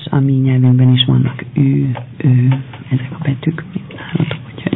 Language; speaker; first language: Hungarian; non-native, fluent; Albanian